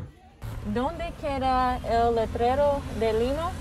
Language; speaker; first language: Spanish; non-native, learner; English